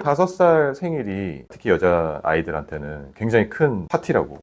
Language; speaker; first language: Korean; native; Korean